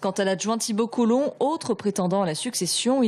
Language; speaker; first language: French; native; French